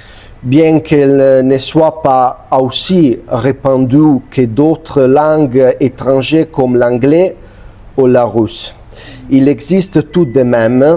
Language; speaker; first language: French; non-native, learner; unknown